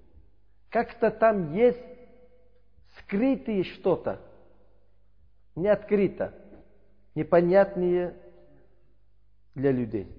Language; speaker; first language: Russian; non-native, learner; Uzbek